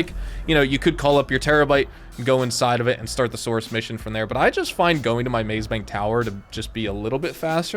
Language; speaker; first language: English; native; English